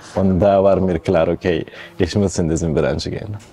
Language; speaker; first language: German; non-native, fluent; Persian